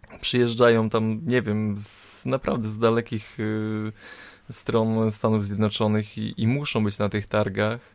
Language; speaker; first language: Polish; native; Polish